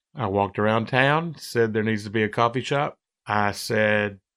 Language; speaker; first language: English; native; English